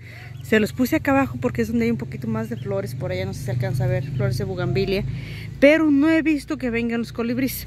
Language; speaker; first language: Spanish; native; Spanish